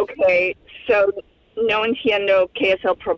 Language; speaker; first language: Spanish; non-native, learner; English